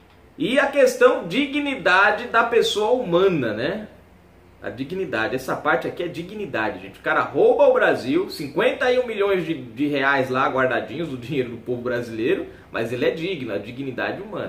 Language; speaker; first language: Portuguese; native; Portuguese